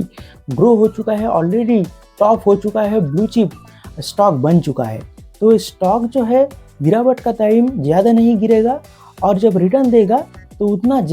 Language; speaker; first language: Hindi; non-native, local second language; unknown